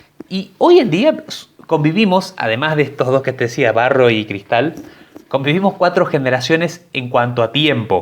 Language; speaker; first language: Spanish; native; Spanish